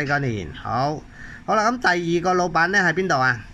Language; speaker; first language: Cantonese; native; Cantonese